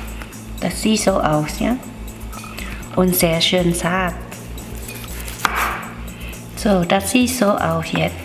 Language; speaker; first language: German; non-native, learner; Vietnamese